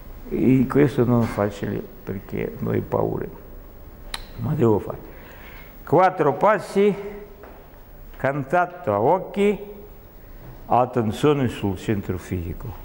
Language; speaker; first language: Italian; non-native, learner; Russian